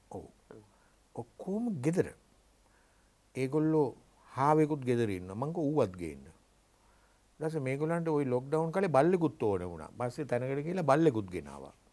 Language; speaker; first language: Sinhala; native; Sinhala